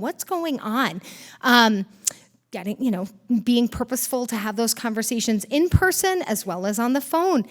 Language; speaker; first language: English; native; English